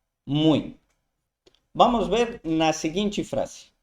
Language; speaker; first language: Portuguese; non-native, fluent; Spanish